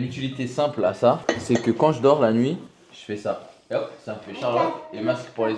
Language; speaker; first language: French; native; French